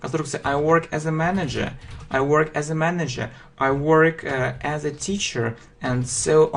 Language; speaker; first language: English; non-native, fluent; Russian